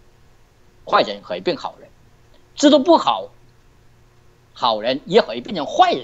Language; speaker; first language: Chinese; native; Chinese